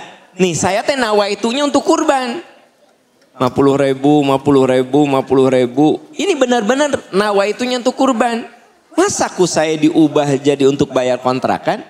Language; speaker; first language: Indonesian; non-native, local second language; Sundanese